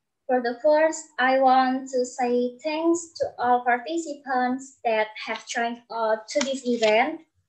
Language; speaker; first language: English; non-native, learner; Indonesian